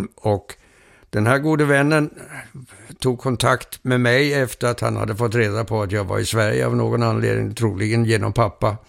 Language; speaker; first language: Swedish; early bilingual, heritage; Swedish